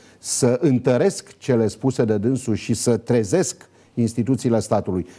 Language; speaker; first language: Romanian; native; Romanian